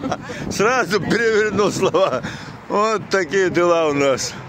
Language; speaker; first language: Russian; non-native, local second language; Chechen